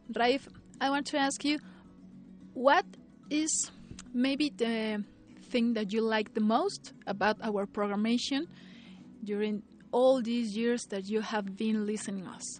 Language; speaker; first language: English; non-native, fluent; Spanish